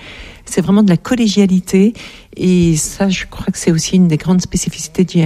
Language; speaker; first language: French; native; French